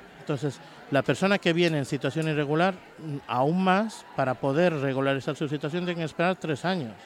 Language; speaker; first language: Spanish; native; Spanish